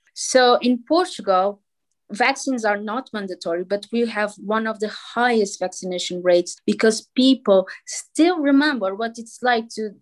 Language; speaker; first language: English; non-native, fluent; Portuguese